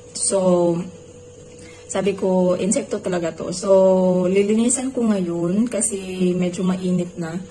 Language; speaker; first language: Filipino; non-native, local second language; Cebuano